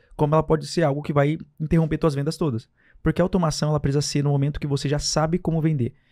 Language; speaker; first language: Portuguese; native; Portuguese